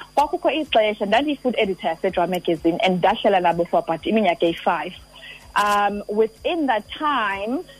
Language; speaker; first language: English; non-native, local second language; Xhosa